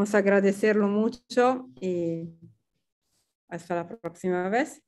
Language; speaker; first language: Spanish; non-native, fluent; Italian